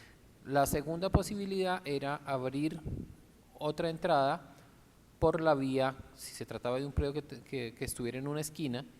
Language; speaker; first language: Spanish; native; Spanish